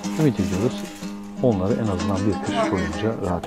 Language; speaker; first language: Turkish; native; Turkish